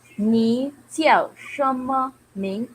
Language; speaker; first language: Chinese; non-native, learner; Filipino